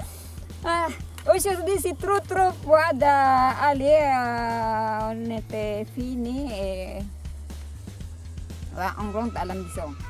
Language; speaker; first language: French; non-native, learner; Filipino